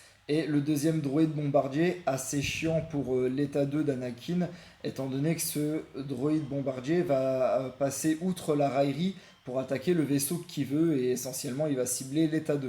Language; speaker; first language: French; native; French